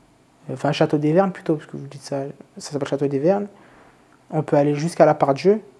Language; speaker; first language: French; native; French